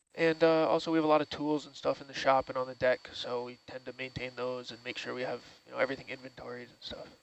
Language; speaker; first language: English; native; English